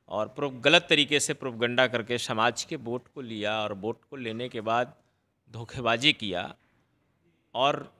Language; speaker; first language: Hindi; native; Hindi